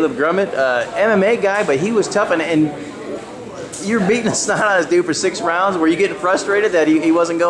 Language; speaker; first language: English; native; English